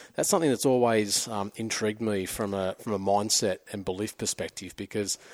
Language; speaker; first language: English; native; English